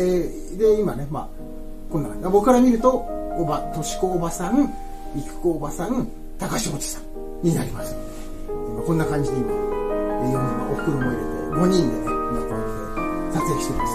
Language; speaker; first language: Japanese; native; Japanese